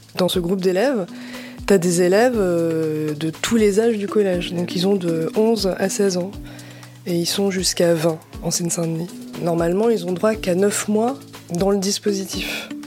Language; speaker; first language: French; native; French